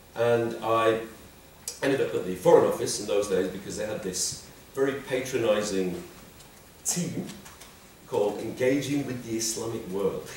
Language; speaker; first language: English; native; English